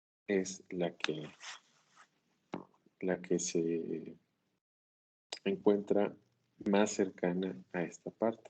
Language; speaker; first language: Spanish; native; Spanish